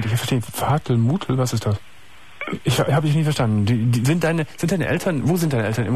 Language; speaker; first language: German; native; German